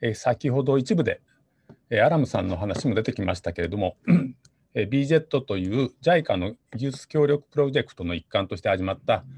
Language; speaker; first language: Japanese; native; Japanese